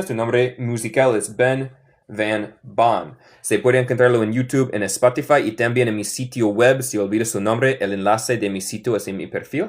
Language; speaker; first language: Spanish; non-native, fluent; English